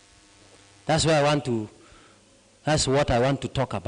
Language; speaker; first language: English; non-native, local second language; Gusii